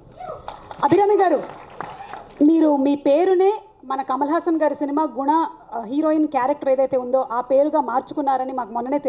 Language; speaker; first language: Telugu; native; Telugu